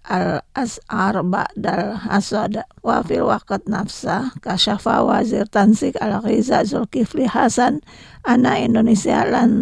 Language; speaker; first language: Arabic; non-native, fluent; Indonesian